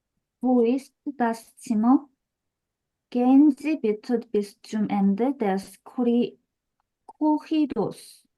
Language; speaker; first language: German; non-native, learner; Korean